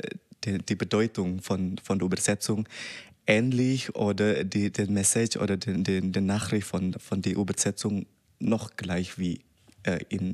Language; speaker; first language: German; non-native, learner; Indonesian